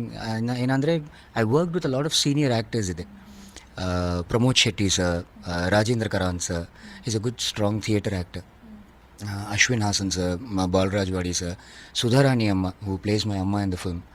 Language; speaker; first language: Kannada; non-native, learner; Malayalam